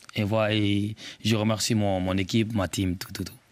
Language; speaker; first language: French; non-native, local second language; Bambara